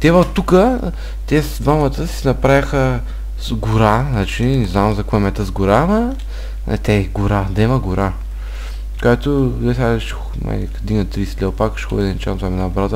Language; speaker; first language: Bulgarian; native; Bulgarian